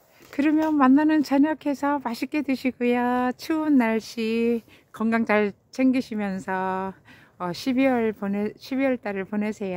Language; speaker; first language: Korean; native; Korean